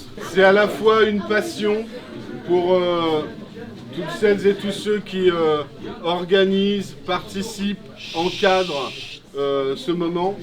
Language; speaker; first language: French; native; French